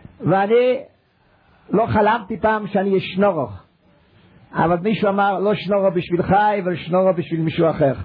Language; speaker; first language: Hebrew; non-native, fluent; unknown